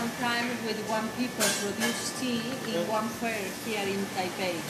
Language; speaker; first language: English; non-native, learner; Spanish